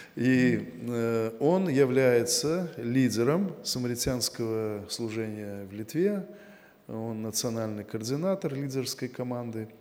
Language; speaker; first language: Russian; native; Russian